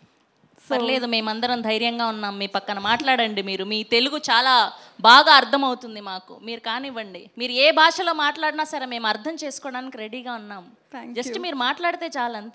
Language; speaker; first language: Telugu; native; Telugu